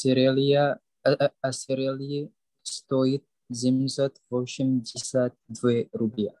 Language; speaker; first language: Russian; non-native, learner; Indonesian